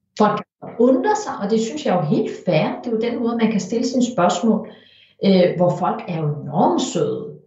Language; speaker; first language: Danish; early bilingual, heritage; Danish